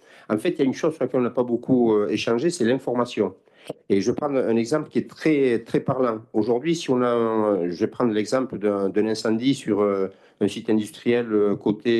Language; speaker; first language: French; native; French